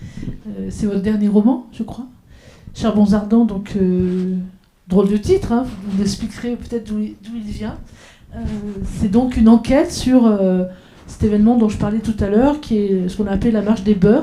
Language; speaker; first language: French; native; French